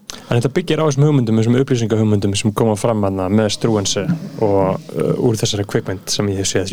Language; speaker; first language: Icelandic; native; Icelandic